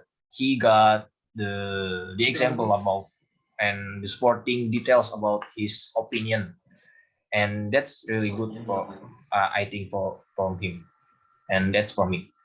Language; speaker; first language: English; non-native, learner; Indonesian